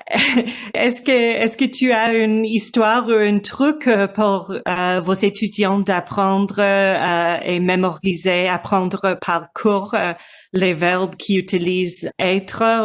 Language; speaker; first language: French; non-native, learner; English